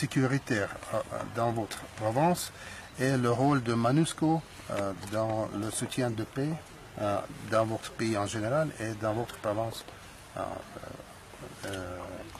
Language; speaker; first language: French; non-native, learner; Russian